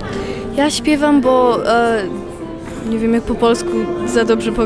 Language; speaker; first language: Polish; early bilingual, heritage; English